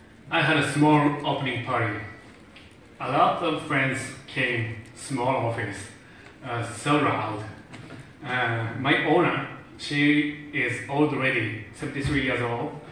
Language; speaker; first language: English; non-native, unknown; Japanese